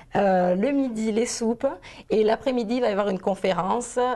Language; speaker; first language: French; native; French